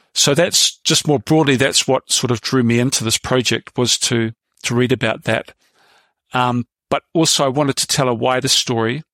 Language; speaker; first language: English; native; English